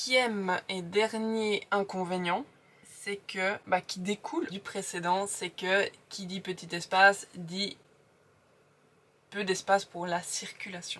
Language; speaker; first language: French; native; French